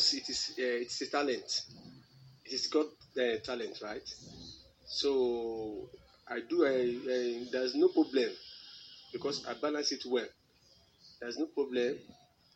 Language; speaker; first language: English; non-native, local second language; Yoruba